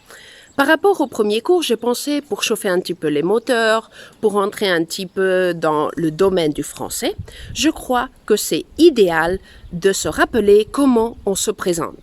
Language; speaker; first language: French; non-native, fluent; Spanish